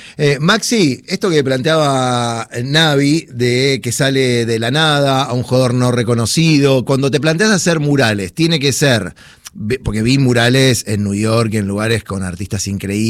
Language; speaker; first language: Spanish; native; Spanish